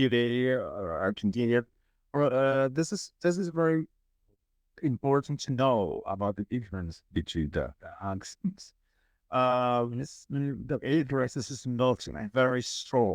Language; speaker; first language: English; non-native, learner; Spanish